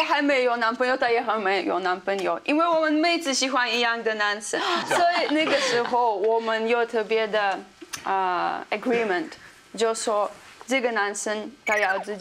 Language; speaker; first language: Chinese; non-native, fluent; Russian